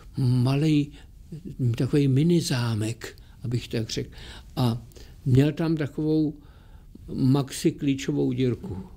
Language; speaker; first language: Czech; native; Czech